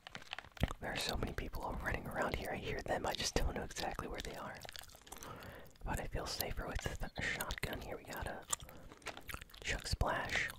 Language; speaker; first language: English; native; English